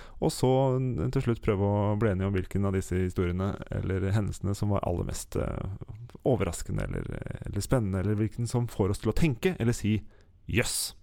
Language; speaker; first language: Norwegian; native; Norwegian